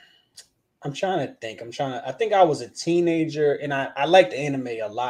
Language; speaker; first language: English; native; English